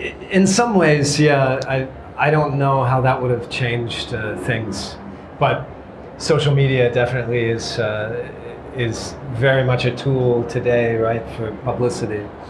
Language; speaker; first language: English; native; English